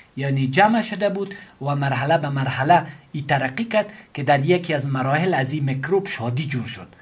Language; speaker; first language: Persian; native; Persian